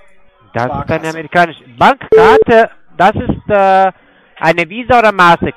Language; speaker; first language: German; non-native, fluent; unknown